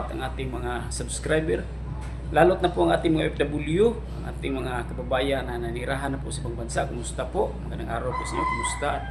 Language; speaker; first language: Filipino; non-native, local second language; Cebuano